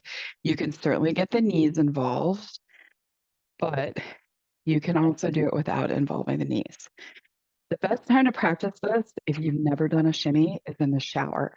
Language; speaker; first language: English; native; English